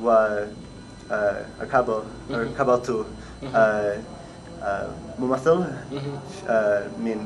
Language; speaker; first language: Arabic; non-native, learner; English